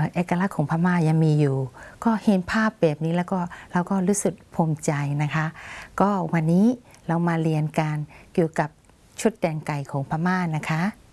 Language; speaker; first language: Thai; non-native, fluent; Burmese